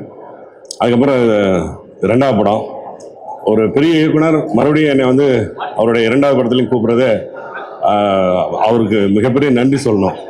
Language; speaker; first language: Tamil; native; Tamil